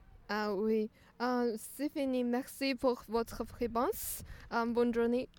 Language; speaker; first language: French; non-native, learner; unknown